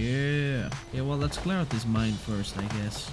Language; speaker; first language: English; native; English